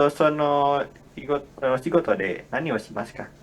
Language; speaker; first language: Japanese; non-native, fluent; Indonesian